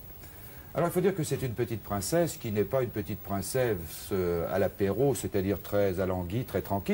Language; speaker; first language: French; native; French